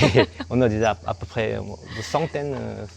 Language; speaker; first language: French; non-native, fluent; Korean